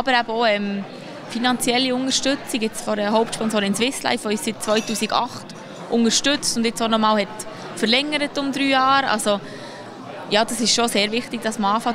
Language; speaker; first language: German; native; German